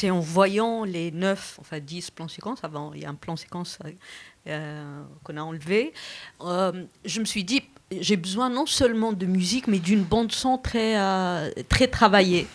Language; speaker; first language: French; non-native, local second language; Arabic